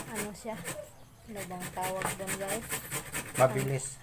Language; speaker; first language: Filipino; non-native, local second language; Cebuano